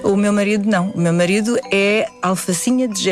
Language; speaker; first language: Portuguese; early bilingual, other home language; Indonesian